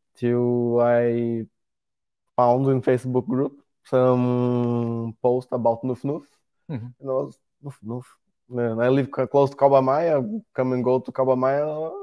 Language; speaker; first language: English; non-native, learner; Portuguese